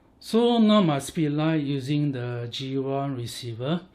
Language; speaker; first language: English; non-native, learner; Chinese